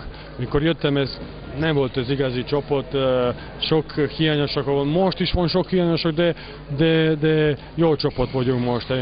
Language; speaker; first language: Hungarian; non-native, learner; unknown